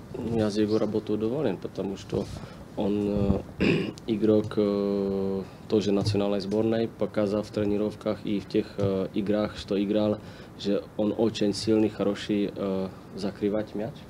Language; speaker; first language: Russian; non-native, learner; Slovak